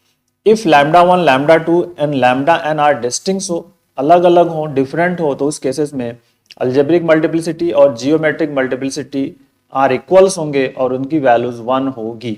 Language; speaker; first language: Hindi; native; Hindi